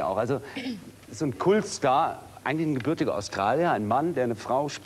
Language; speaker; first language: German; native; German